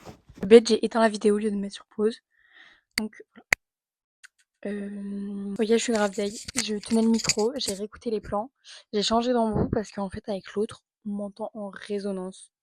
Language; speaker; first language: French; native; French